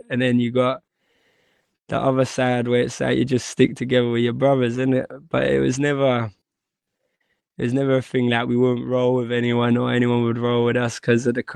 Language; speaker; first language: English; native; English